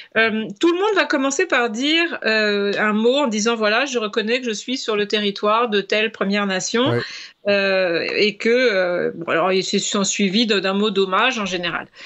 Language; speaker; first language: French; native; French